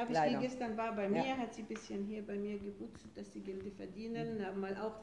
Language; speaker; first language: German; non-native, fluent; Arabic